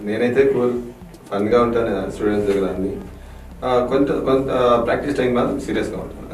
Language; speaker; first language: Telugu; non-native, fluent; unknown